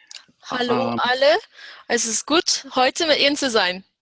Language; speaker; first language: German; non-native, fluent; English